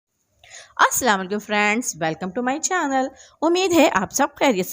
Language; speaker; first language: Urdu; native; Urdu